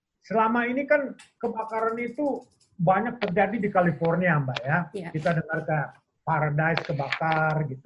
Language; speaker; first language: Indonesian; native; Indonesian